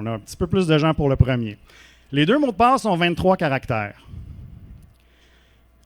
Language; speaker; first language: French; native; French